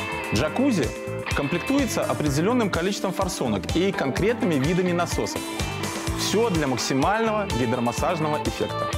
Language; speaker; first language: Russian; native; Russian